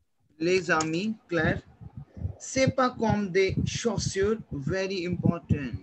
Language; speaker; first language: French; non-native, fluent; Hindi